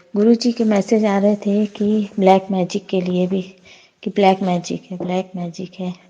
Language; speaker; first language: Hindi; native; Hindi